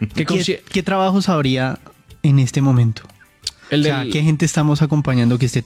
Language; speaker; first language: Spanish; native; Spanish